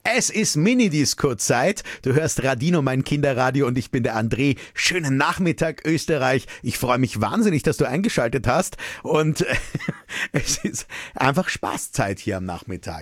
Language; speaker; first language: German; native; German